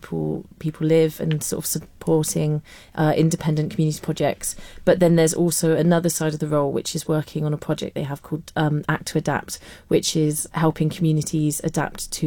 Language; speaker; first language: English; native; English